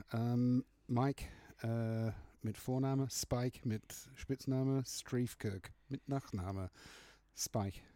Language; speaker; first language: German; non-native, fluent; English